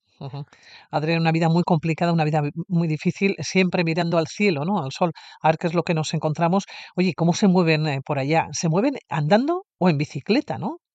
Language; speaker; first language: Spanish; native; Spanish